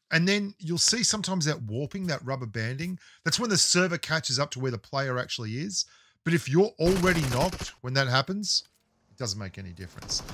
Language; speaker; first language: English; native; English